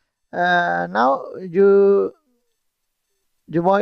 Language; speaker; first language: English; non-native, local second language; Tamil